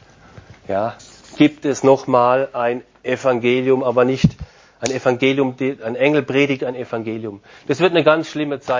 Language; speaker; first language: German; non-native, fluent; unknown